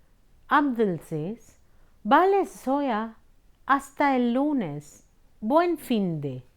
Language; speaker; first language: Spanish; non-native, fluent; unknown